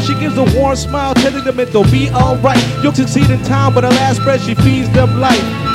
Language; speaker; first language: English; early bilingual, other home language; Spanish